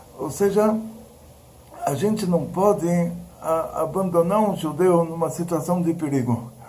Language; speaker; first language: Portuguese; early bilingual, other home language; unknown